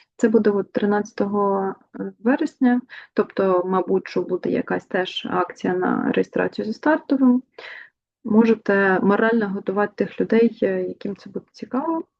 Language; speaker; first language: Ukrainian; non-native, local second language; Russian